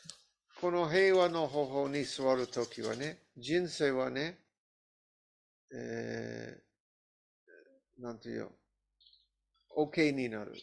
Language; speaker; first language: Japanese; non-native, learner; English